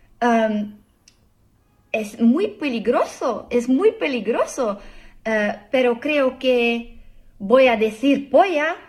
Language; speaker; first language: Spanish; non-native, learner; English